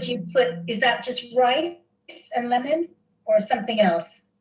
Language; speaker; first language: English; native; English